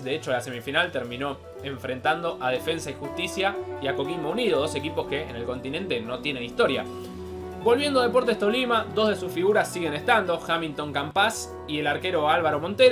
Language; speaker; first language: Spanish; native; Spanish